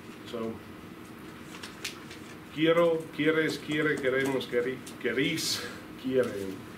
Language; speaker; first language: Spanish; non-native, fluent; English